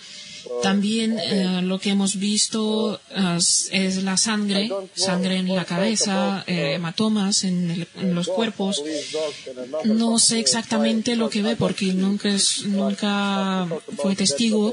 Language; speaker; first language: Spanish; non-native, fluent; Bosnian